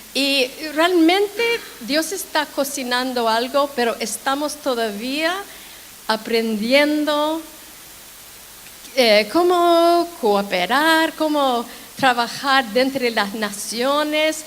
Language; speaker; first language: Spanish; non-native, fluent; English